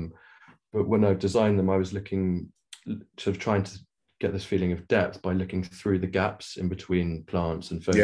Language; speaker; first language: English; native; English